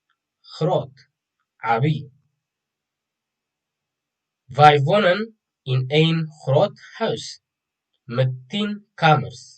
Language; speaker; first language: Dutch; non-native, fluent; Tigrinya